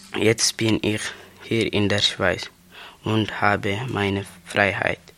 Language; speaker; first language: German; non-native, learner; Tigrinya